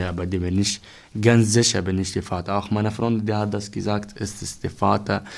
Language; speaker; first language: German; non-native, learner; Arabic